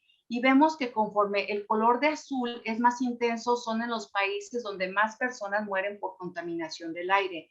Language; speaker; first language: Spanish; native; Spanish